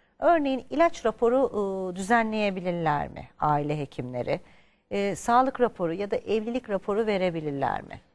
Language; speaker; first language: Turkish; native; Turkish